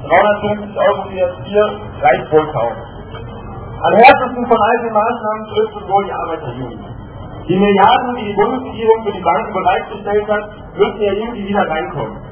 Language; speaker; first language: German; native; German